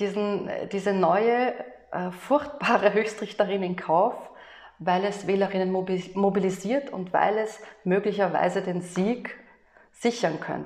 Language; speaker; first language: German; native; German